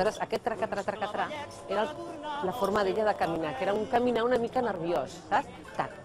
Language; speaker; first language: Catalan; native; Catalan